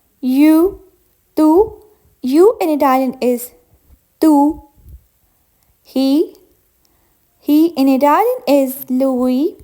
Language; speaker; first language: English; non-native, fluent; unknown